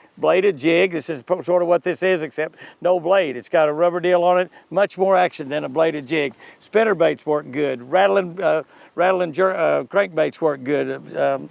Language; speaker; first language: English; native; English